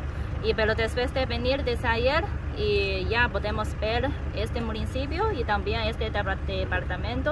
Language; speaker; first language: Spanish; non-native, learner; Chinese